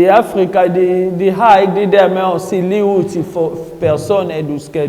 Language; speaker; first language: Danish; non-native, learner; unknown